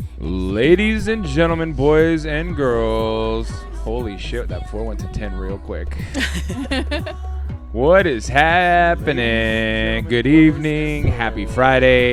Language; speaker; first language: English; native; English